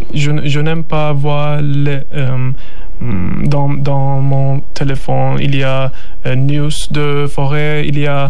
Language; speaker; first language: French; non-native, learner; Turkish